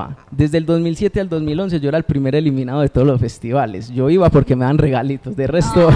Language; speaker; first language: Spanish; native; Spanish